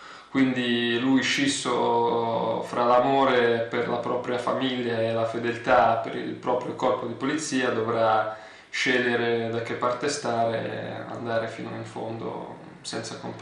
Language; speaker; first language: Italian; early bilingual, other home language; Russian